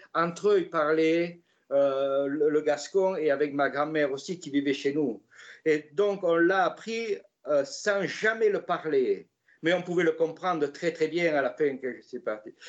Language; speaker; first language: French; native; French